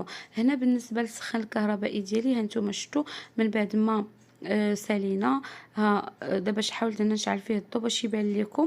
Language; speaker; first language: Arabic; native; Arabic